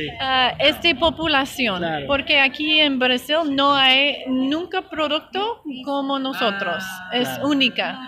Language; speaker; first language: Spanish; non-native, learner; English